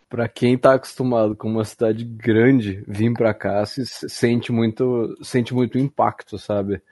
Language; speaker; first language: Portuguese; native; Portuguese